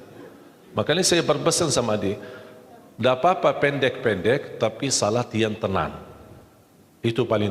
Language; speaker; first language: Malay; non-native, fluent; Arabic